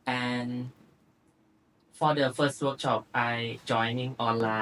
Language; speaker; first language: English; non-native, learner; Thai